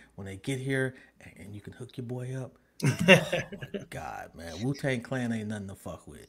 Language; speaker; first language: English; native; English